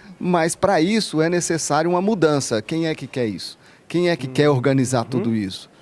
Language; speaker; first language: Portuguese; native; Portuguese